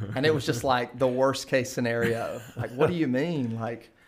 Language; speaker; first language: English; native; English